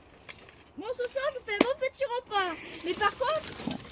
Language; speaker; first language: French; native; French